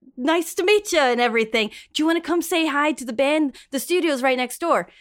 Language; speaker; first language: English; early bilingual, other home language; Spanish